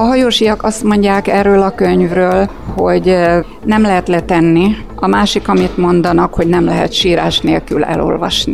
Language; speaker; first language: Hungarian; native; Hungarian